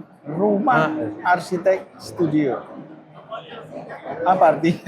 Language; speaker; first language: Indonesian; native; Indonesian